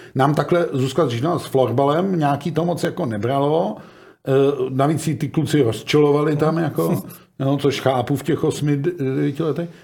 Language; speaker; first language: Czech; native; Czech